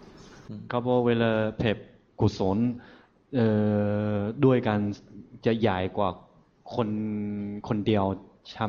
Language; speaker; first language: Thai; non-native, fluent; Chinese